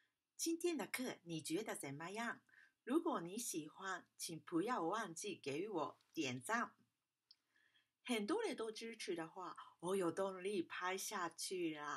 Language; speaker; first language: Chinese; non-native, fluent; Japanese